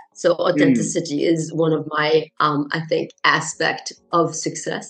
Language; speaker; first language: English; non-native, fluent; French